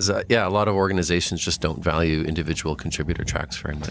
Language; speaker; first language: English; native; English